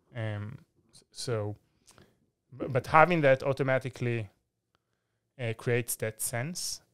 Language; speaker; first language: English; non-native, fluent; Hebrew